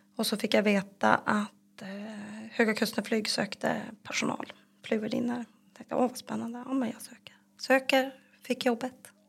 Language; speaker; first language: Swedish; native; Swedish